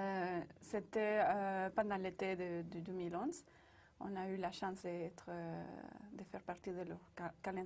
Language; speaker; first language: French; non-native, fluent; Spanish